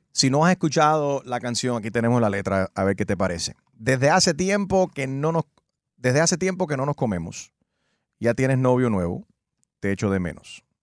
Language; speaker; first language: Spanish; early bilingual, heritage; Spanish